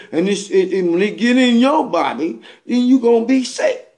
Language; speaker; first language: English; native; English